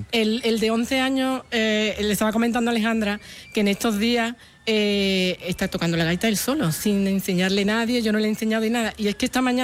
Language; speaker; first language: Spanish; native; Spanish